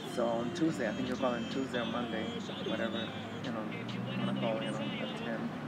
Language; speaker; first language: English; native; English